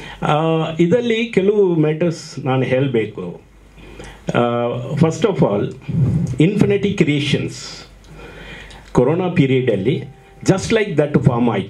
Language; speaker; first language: Kannada; non-native, learner; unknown